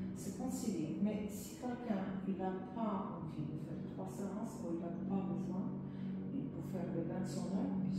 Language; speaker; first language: French; non-native, fluent; Polish